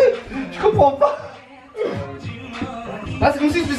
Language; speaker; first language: French; native; French